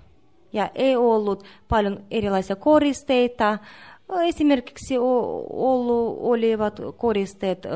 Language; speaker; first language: Finnish; non-native, learner; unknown